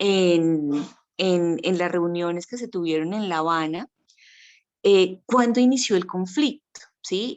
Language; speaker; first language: Spanish; native; Spanish